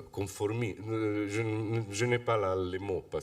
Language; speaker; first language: French; non-native, fluent; Italian